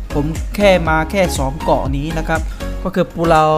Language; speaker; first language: Thai; non-native, fluent; Malay